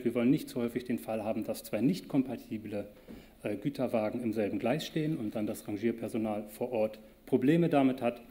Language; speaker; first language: German; native; German